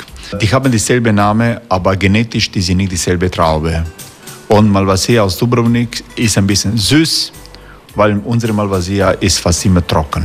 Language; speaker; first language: German; non-native, learner; Croatian